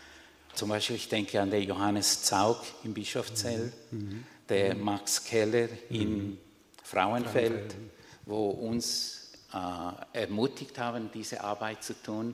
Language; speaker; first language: German; non-native, fluent; Spanish